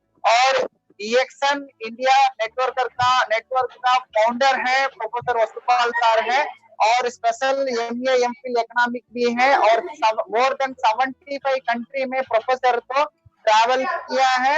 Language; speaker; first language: Hindi; non-native, local second language; Tamil